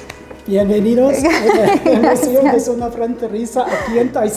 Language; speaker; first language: Spanish; non-native, fluent; German